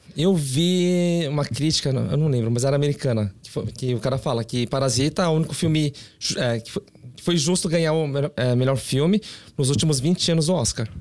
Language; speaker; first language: Portuguese; early bilingual, other home language; Korean